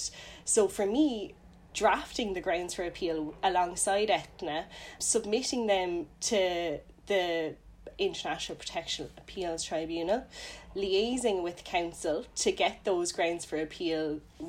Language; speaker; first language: English; native; English